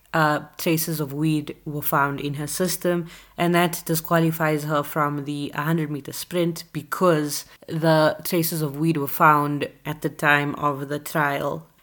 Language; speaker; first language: English; native; English